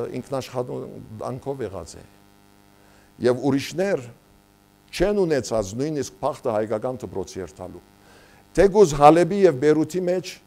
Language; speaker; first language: Armenian; early bilingual, heritage; Armenian